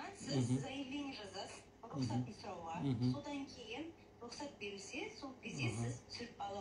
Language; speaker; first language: Kazakh; non-native, local second language; Russian